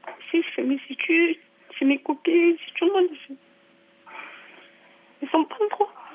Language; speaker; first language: French; non-native, fluent; Arabic